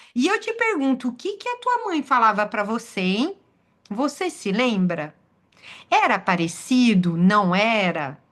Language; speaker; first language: Portuguese; non-native, fluent; French